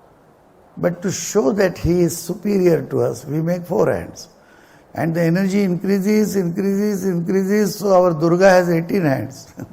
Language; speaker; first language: English; non-native, local second language; Marathi